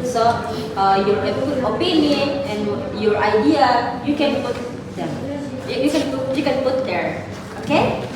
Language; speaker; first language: English; non-native, learner; Indonesian